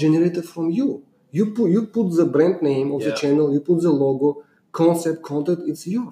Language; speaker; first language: English; non-native, learner; Uzbek